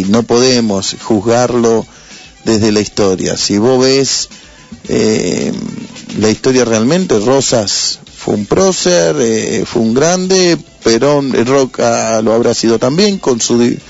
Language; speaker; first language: Spanish; native; Spanish